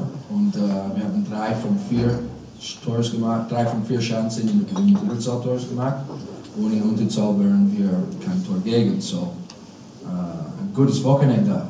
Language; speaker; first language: German; non-native, learner; English